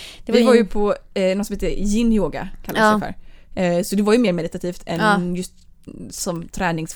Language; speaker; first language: Swedish; native; Swedish